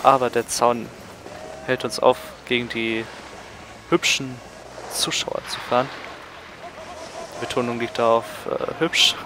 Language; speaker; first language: German; native; German